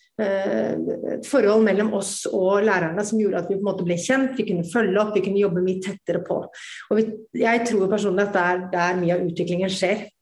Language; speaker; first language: Norwegian; native; Norwegian